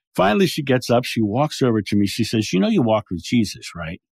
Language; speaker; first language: English; native; English